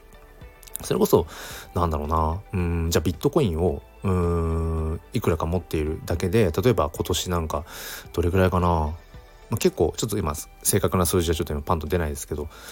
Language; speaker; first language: Japanese; native; Japanese